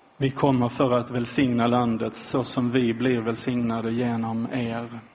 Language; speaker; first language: Swedish; non-native, fluent; German